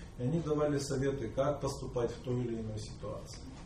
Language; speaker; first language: Russian; native; Russian